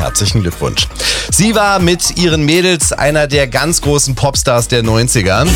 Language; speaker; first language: German; native; German